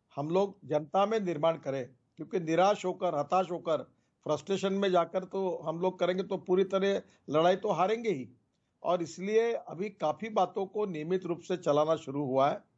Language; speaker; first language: Hindi; non-native, local second language; Marathi